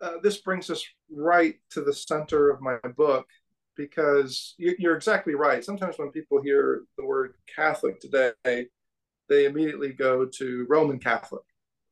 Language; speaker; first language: English; native; English